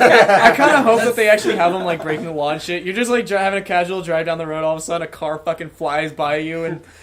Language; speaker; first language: English; native; English